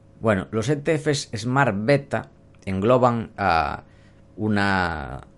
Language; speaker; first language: Spanish; native; Spanish